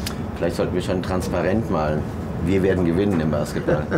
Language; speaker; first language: German; native; German